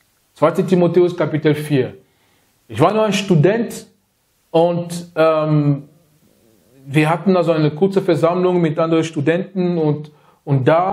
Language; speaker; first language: German; non-native, learner; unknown